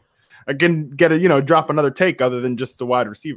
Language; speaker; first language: English; native; English